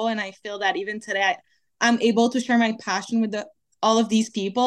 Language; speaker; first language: English; non-native, fluent; French